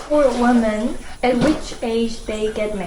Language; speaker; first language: English; non-native, learner; Korean